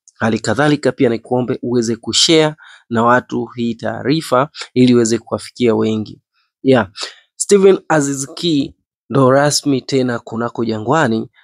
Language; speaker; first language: Swahili; native; Swahili